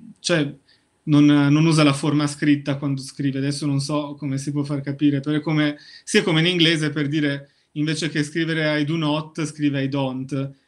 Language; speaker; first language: Italian; native; Italian